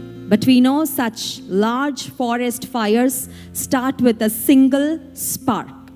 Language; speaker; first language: English; non-native, local second language; Telugu